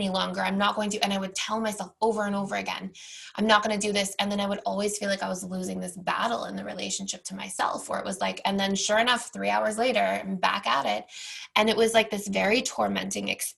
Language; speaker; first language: English; native; English